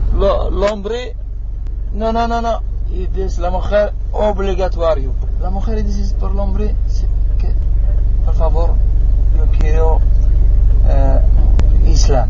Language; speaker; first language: Spanish; non-native, learner; Arabic